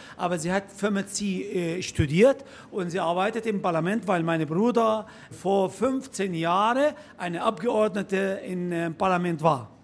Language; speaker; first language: German; non-native, learner; Arabic